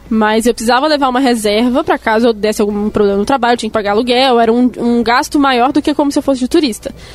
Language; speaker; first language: Portuguese; native; Portuguese